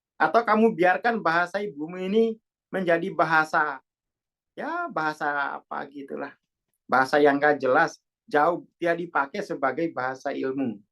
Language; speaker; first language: Indonesian; non-native, local second language; Javanese